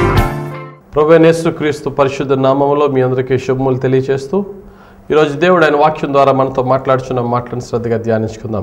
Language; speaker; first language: Telugu; native; Telugu